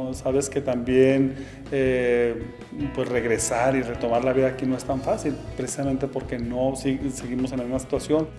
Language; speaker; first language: Spanish; native; Spanish